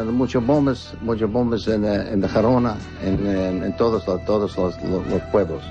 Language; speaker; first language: Spanish; non-native, learner; English